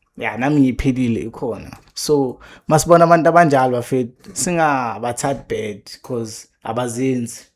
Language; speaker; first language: Zulu; native; Zulu